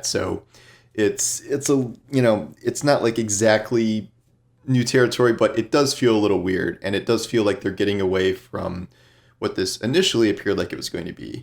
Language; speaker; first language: English; native; English